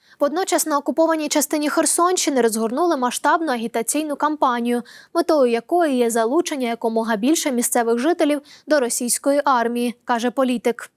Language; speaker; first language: Ukrainian; native; Ukrainian